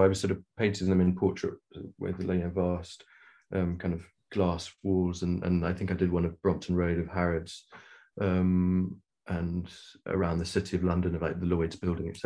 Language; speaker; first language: English; native; English